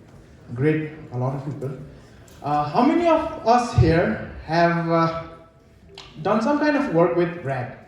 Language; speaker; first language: English; non-native, local second language; Nepali